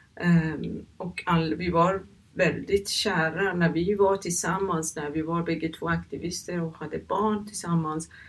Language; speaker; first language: Swedish; non-native, fluent; Persian